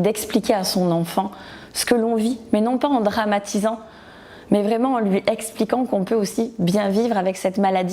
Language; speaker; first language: French; native; French